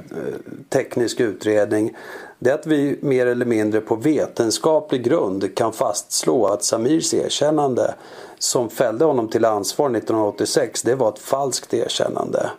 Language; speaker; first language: Swedish; native; Swedish